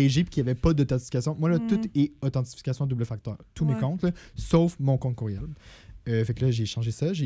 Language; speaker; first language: French; native; French